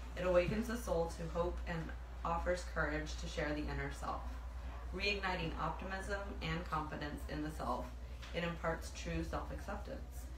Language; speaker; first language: English; native; English